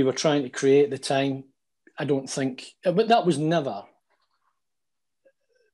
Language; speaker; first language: English; native; English